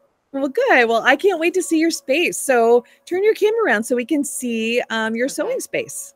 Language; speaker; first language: English; native; English